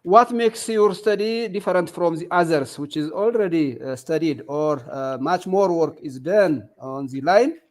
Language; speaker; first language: English; non-native, local second language; Amharic